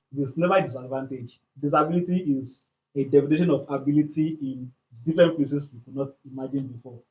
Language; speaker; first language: English; non-native, local second language; Yoruba